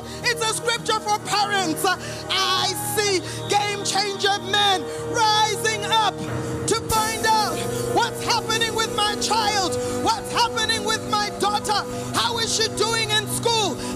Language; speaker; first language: English; native; English